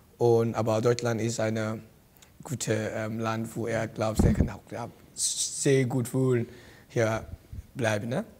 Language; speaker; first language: German; non-native, learner; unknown